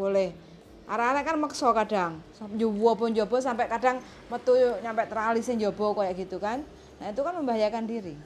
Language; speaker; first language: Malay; non-native, local second language; Javanese